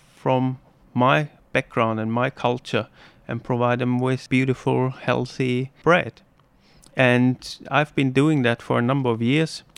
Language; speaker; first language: English; non-native, fluent; German